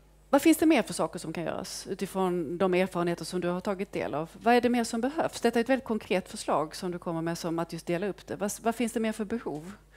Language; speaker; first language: Swedish; native; Swedish